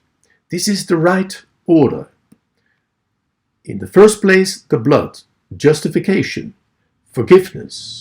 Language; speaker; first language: English; non-native, fluent; Dutch